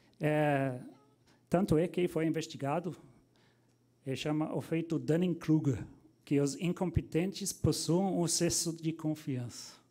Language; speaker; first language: Portuguese; non-native, fluent; English